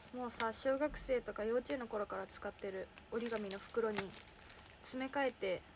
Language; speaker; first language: Japanese; native; Japanese